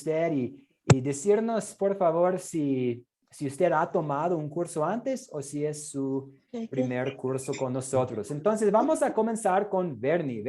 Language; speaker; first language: Spanish; non-native, fluent; English